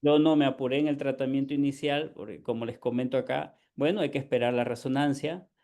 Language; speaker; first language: Spanish; native; Spanish